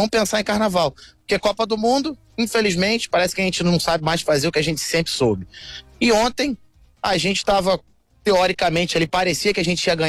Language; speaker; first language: Portuguese; native; Portuguese